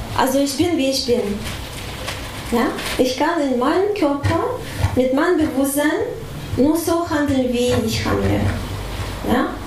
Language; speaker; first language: German; non-native, fluent; Russian